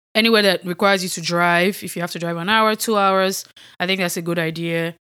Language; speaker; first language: English; non-native, local second language; Yoruba